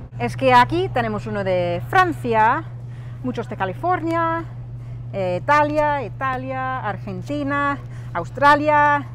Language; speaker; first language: Spanish; non-native, fluent; English